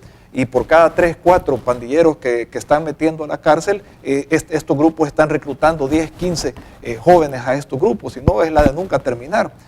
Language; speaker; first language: Spanish; native; Spanish